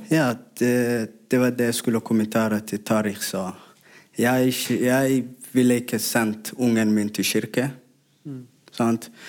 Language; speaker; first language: Norwegian; non-native, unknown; Somali